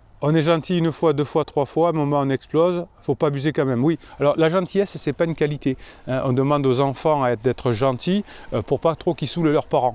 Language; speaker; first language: French; native; French